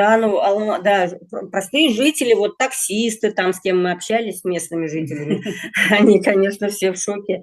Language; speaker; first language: Russian; native; Russian